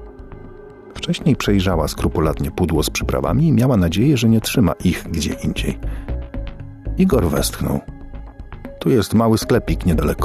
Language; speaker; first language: Polish; native; Polish